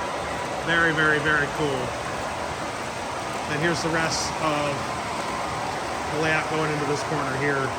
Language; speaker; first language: English; native; English